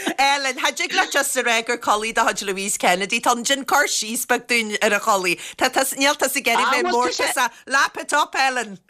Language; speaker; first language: Irish; native; Irish